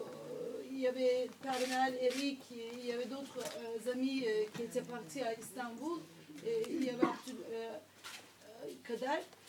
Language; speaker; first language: French; non-native, fluent; Turkish